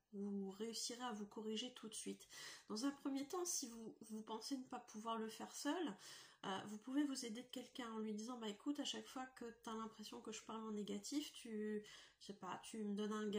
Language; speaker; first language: French; native; French